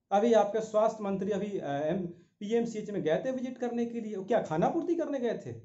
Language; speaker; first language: Hindi; native; Hindi